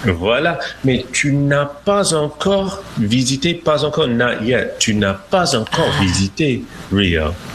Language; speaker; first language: French; non-native, fluent; English